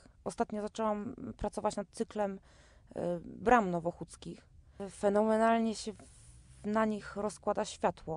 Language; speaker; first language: Polish; native; Polish